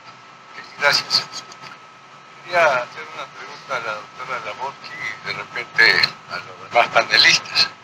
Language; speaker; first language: Spanish; native; Spanish